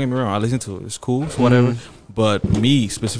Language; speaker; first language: English; non-native, local second language; French